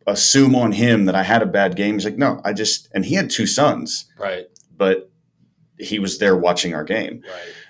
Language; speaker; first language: English; native; English